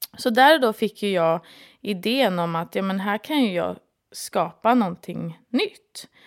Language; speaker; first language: Swedish; native; Swedish